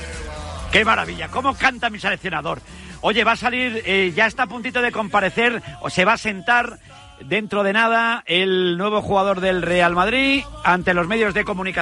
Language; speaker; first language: Spanish; native; Spanish